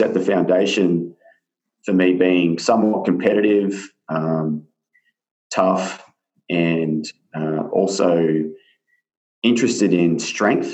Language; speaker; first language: English; native; English